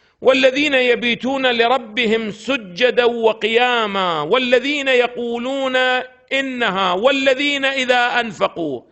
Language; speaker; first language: Arabic; native; Arabic